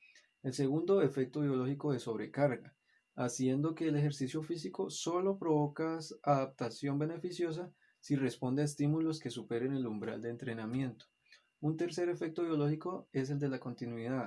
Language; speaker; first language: Spanish; native; Spanish